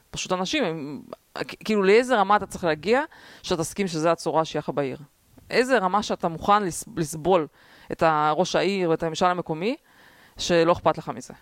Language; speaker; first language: Hebrew; early bilingual, other home language; Russian